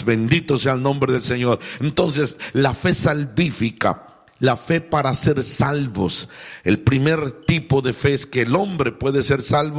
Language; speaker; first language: Spanish; native; Spanish